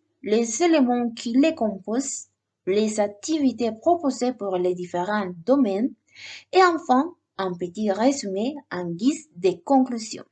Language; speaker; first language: French; non-native, learner; Spanish